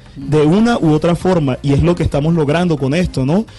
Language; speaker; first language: Spanish; native; Spanish